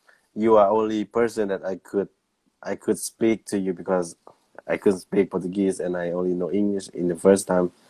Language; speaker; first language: English; non-native, learner; Thai